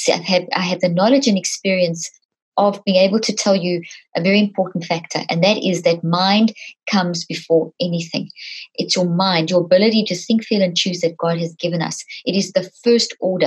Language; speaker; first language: English; native; English